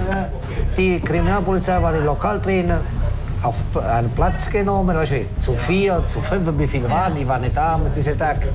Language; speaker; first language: German; non-native, learner; Italian